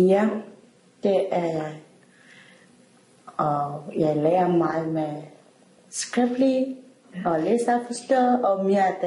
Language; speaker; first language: Danish; non-native, learner; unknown